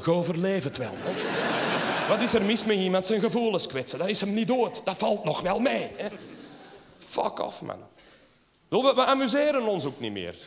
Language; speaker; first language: Dutch; native; Dutch